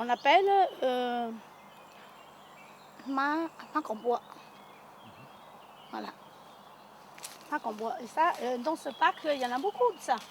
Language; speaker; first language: French; non-native, learner; Hmong